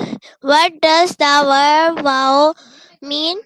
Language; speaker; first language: English; non-native, learner; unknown